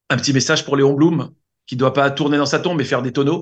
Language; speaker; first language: French; native; French